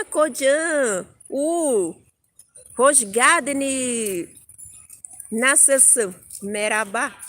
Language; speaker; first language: Turkish; non-native, learner; Portuguese